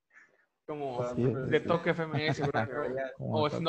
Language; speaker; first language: Spanish; native; Spanish